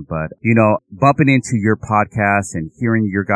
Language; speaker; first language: English; native; English